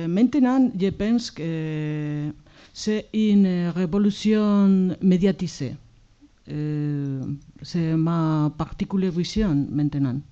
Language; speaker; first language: French; non-native, learner; Spanish